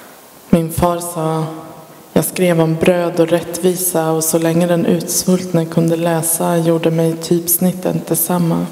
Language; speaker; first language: Swedish; early bilingual, other home language; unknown